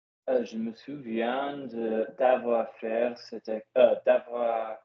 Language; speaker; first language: French; non-native, learner; English